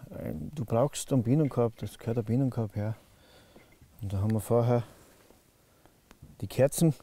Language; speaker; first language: German; native; German